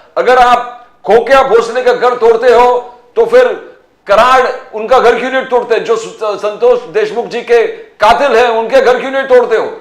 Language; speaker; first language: Hindi; non-native, local second language; Malayalam